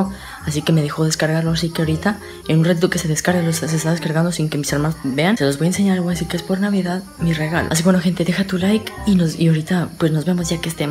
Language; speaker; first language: Spanish; native; Spanish